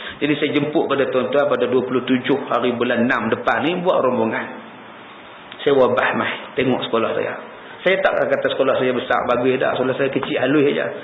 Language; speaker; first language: Malay; native; Malay